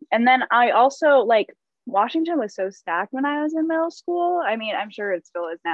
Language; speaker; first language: English; native; English